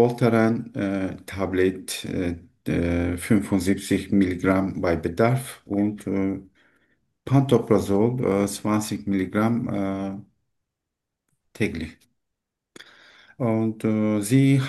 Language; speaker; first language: German; non-native, learner; Turkish